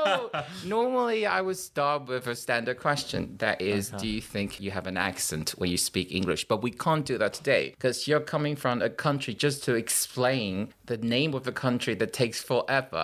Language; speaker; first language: English; non-native, fluent; Chinese